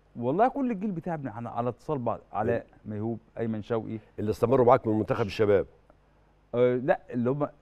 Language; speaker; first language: Arabic; native; Arabic